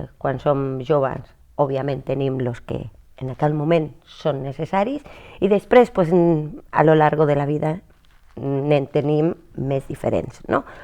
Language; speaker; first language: Catalan; non-native, fluent; Spanish